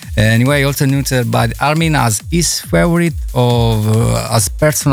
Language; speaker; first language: English; non-native, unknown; Italian